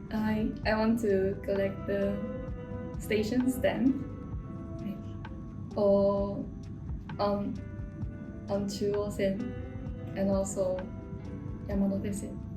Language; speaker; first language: English; non-native, fluent; Chinese